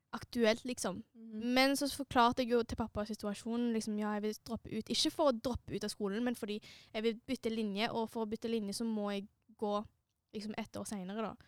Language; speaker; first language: Norwegian; early bilingual, other home language; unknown